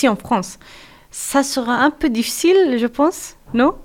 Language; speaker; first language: French; non-native, learner; Persian